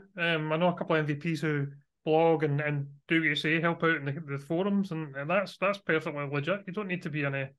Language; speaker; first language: English; native; English